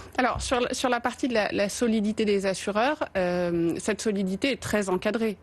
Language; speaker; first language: French; native; French